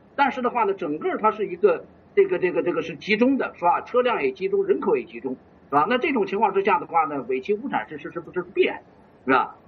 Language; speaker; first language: Chinese; native; Chinese